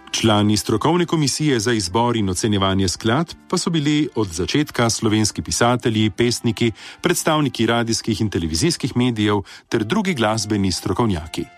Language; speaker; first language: Slovenian; native; Slovenian